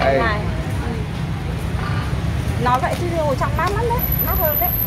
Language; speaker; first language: Vietnamese; native; Vietnamese